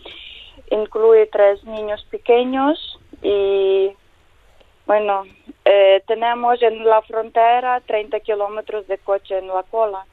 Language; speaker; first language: Spanish; non-native, learner; Ukrainian